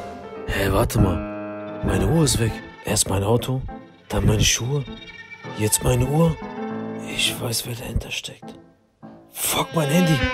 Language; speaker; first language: German; native; German